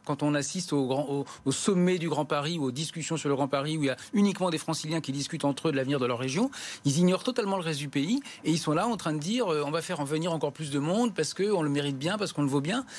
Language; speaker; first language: French; native; French